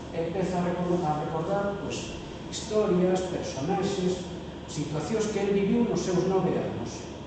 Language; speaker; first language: Galician; native; Galician